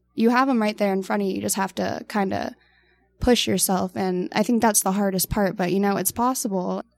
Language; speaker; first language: English; native; English